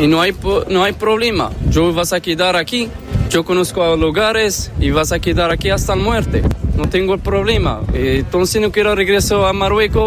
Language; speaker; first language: Spanish; non-native, learner; Arabic